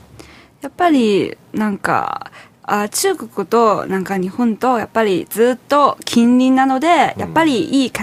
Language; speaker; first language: Japanese; non-native, fluent; Chinese